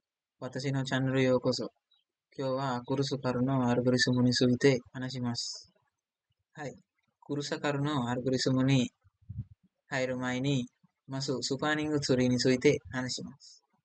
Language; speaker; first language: Japanese; non-native, learner; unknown